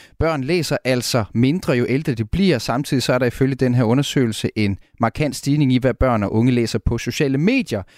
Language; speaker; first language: Danish; native; Danish